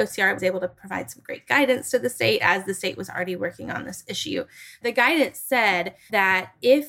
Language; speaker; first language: English; native; English